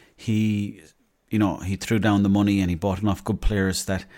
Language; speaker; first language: English; native; English